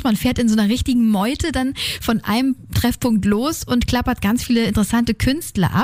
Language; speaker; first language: German; native; German